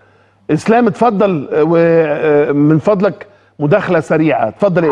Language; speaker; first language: Arabic; native; Arabic